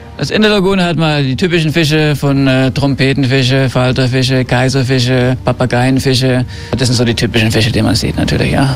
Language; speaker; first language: German; early bilingual, heritage; German